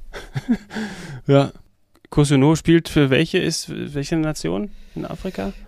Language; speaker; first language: German; native; German